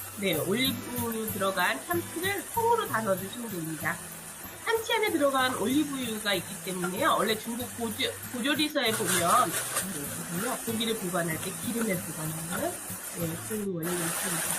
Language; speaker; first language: Korean; native; Korean